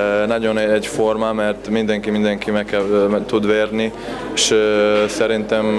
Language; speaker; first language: Hungarian; non-native, fluent; Serbian